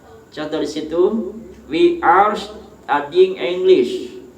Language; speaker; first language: English; non-native, fluent; Indonesian